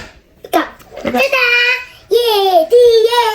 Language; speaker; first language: English; non-native, learner; Vietnamese